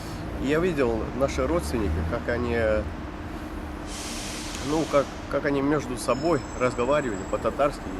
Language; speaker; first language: Russian; early bilingual, heritage; Dutch